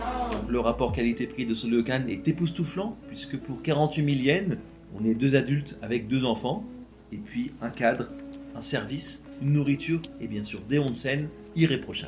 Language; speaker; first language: French; native; French